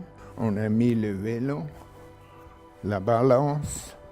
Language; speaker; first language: French; non-native, local second language; German